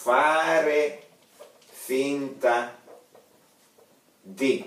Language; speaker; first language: Italian; non-native, fluent; Russian